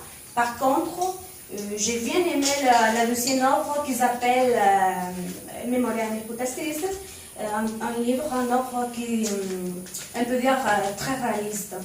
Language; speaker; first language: French; non-native, learner; Spanish